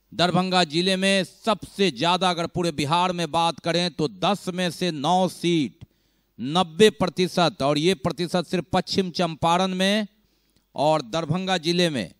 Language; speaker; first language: Hindi; native; Hindi